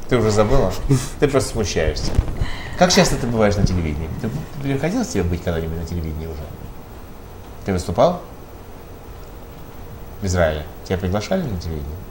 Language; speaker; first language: Russian; native; Russian